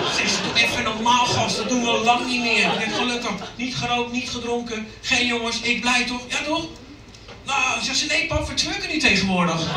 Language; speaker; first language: Dutch; early bilingual, other home language; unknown